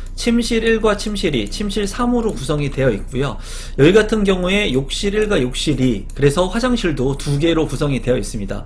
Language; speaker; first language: Korean; native; Korean